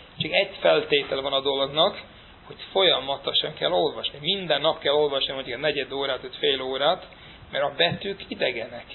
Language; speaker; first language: Hungarian; non-native, fluent; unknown